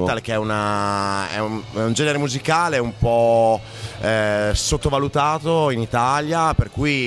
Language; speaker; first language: Italian; native; Italian